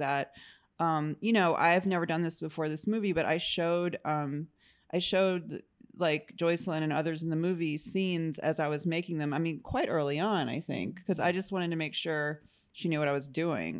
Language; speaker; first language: English; native; English